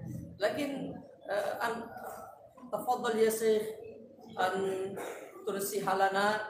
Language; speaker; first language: Arabic; non-native, fluent; Indonesian